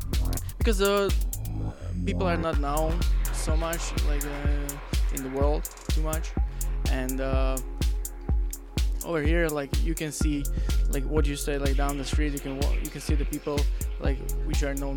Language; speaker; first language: English; non-native, learner; Slovak